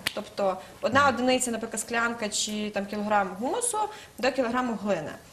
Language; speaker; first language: Ukrainian; native; Ukrainian